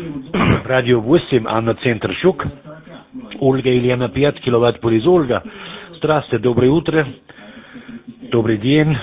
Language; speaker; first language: Russian; non-native, learner; German